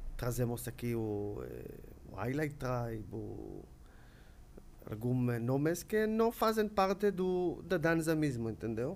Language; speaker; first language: Portuguese; non-native, learner; Hebrew